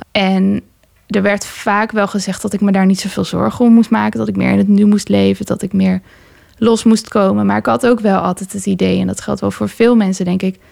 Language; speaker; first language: Dutch; native; Dutch